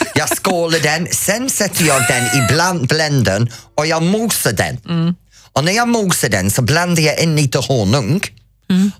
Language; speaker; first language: Swedish; non-native, fluent; English